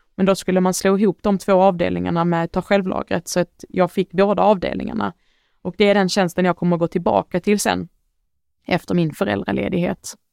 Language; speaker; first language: Swedish; early bilingual, other home language; Arabic